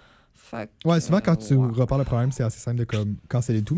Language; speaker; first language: French; native; French